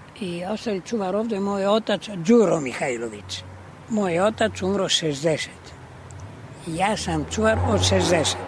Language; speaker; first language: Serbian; early bilingual, heritage; Greek